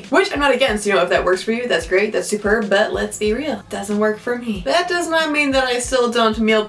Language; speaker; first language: English; native; English